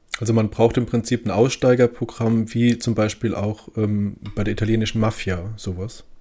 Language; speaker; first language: German; native; German